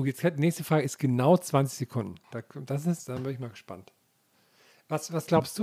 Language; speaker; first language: German; native; German